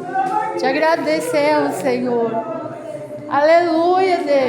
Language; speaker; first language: Portuguese; native; Portuguese